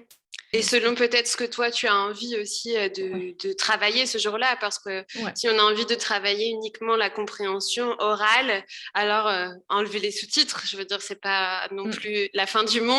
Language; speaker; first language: French; native; French